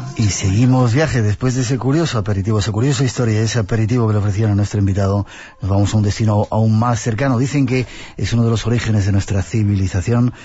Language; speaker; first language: Spanish; native; Spanish